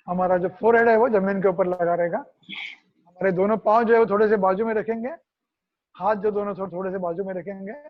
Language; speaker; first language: Hindi; non-native, local second language; Marathi